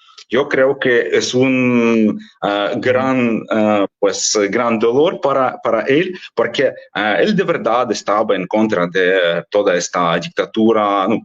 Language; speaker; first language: Spanish; non-native, fluent; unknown